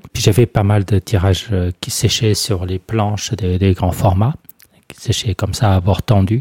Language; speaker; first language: French; non-native, fluent; Portuguese